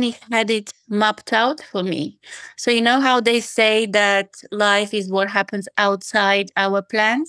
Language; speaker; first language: English; non-native, fluent; Bulgarian